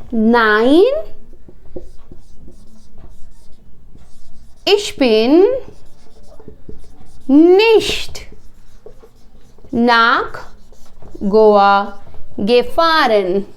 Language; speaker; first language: German; non-native, fluent; Hindi